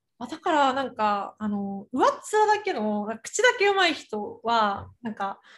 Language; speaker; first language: Japanese; early bilingual, other home language; Chinese